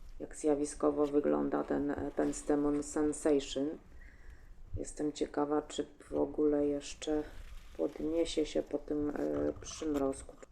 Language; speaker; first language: Polish; native; Polish